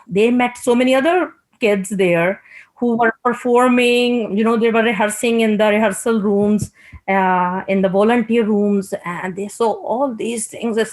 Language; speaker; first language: English; non-native, local second language; Punjabi